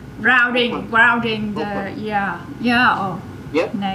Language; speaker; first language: English; non-native, learner; Vietnamese